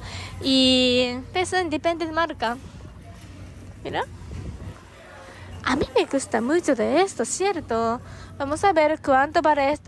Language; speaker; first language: Spanish; non-native, learner; Japanese